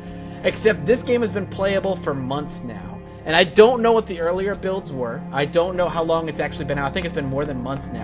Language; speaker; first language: English; native; English